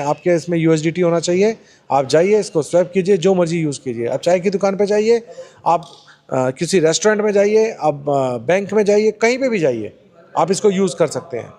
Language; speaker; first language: Hindi; native; Hindi